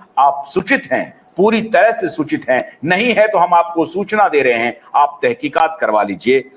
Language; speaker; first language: Hindi; native; Hindi